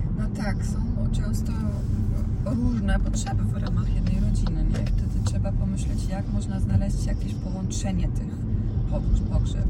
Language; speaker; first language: Polish; non-native, fluent; Croatian